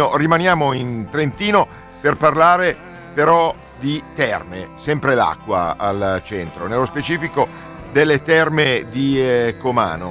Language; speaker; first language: Italian; native; Italian